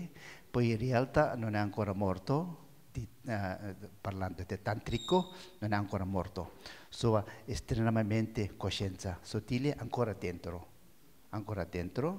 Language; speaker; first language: Italian; non-native, learner; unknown